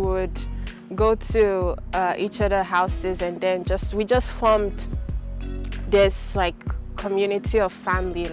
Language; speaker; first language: English; non-native, fluent; Yoruba